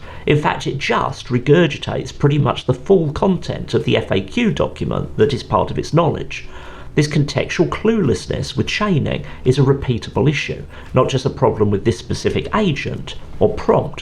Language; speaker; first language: English; native; English